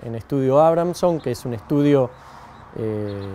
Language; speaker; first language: Spanish; native; Spanish